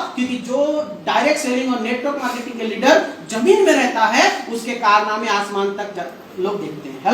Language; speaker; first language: Hindi; non-native, local second language; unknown